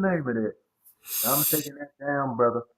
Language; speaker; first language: English; native; English